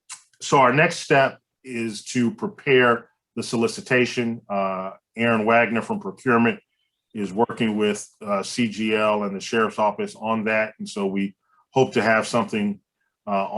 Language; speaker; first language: English; native; English